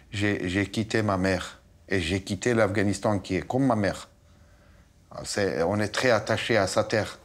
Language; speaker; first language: French; non-native, fluent; Persian